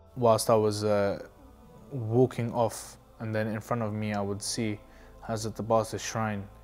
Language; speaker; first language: English; native; English